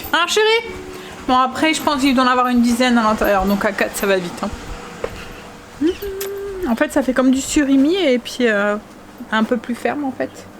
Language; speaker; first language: French; native; French